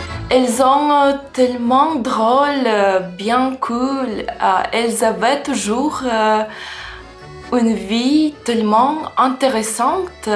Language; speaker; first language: French; non-native, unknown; Russian